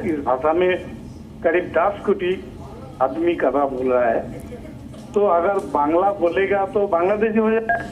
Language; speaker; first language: Hindi; non-native, local second language; Bangla